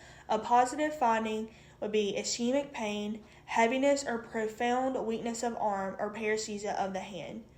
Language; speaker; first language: English; native; English